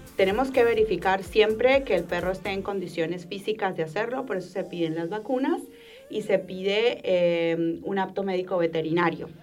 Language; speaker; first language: Spanish; native; Spanish